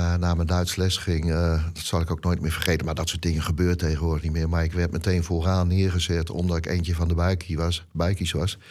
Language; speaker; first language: Dutch; native; Dutch